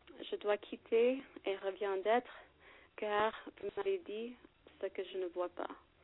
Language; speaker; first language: French; non-native, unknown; English